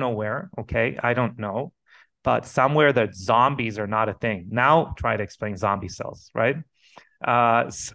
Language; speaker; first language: English; non-native, fluent; Hebrew